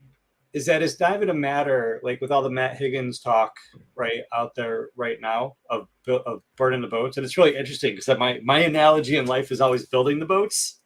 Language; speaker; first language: English; native; English